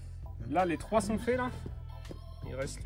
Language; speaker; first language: French; native; French